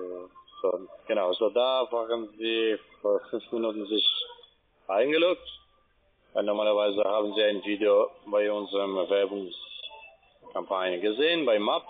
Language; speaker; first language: German; non-native, fluent; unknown